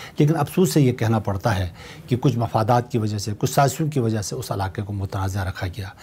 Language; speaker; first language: Urdu; non-native, local second language; Shina